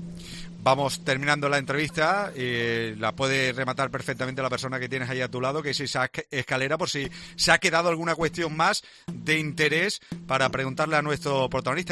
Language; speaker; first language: Spanish; native; Spanish